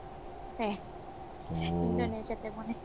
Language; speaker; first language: Korean; non-native, learner; Indonesian